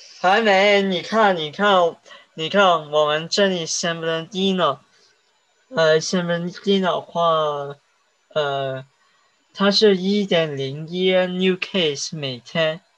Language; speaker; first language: Chinese; early bilingual, heritage; Chinese